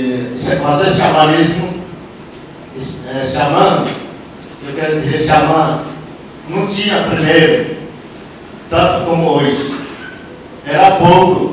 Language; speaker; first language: Portuguese; non-native, local second language; Yanomámi